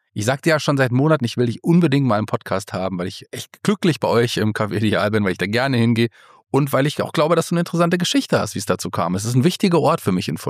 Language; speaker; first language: German; native; German